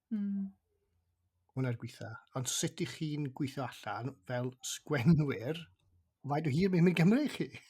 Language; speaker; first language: Welsh; native; Welsh